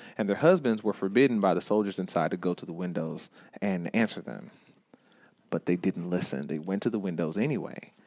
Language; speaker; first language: English; native; English